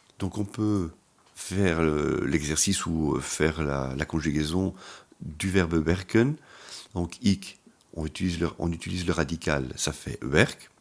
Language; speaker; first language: French; native; French